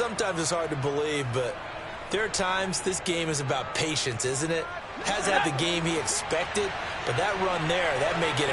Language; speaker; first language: English; native; English